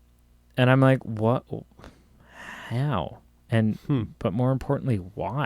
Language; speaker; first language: English; native; English